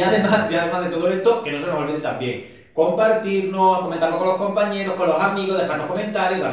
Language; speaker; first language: Spanish; native; Spanish